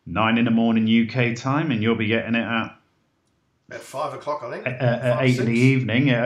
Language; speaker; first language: English; native; English